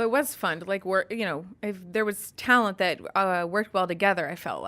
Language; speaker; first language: English; native; English